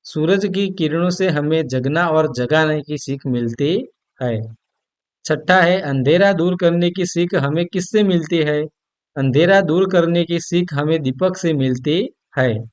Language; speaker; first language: Hindi; non-native, local second language; Gujarati